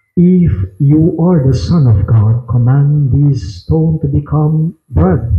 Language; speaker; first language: English; non-native, local second language; Filipino